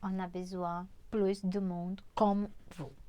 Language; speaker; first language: French; non-native, fluent; Portuguese